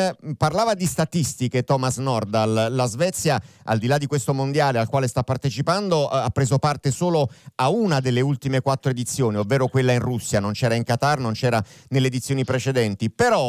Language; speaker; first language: Italian; native; Italian